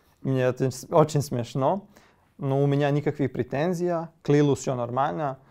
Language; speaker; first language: Russian; non-native, learner; Serbian